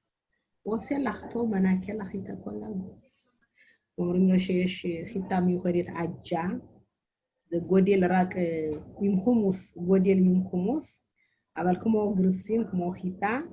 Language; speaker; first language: Hebrew; non-native, learner; Amharic